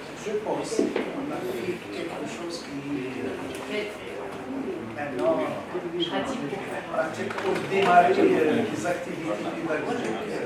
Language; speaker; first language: French; non-native, local second language; Arabic